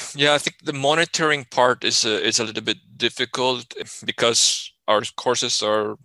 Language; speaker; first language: English; non-native, fluent; Spanish